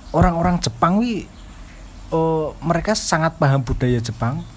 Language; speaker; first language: Indonesian; non-native, local second language; Javanese